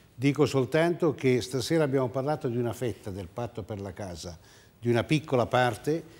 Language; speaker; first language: Italian; native; Italian